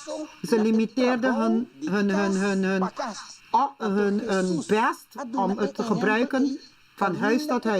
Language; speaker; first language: Dutch; non-native, local second language; Papiamento